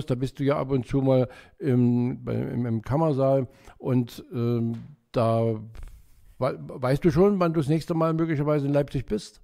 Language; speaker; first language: German; native; German